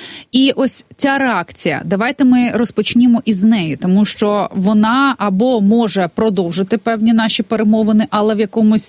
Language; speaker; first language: Ukrainian; native; Ukrainian